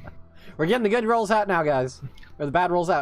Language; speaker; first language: English; native; English